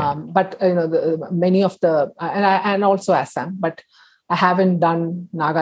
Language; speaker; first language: English; non-native, local second language; Tamil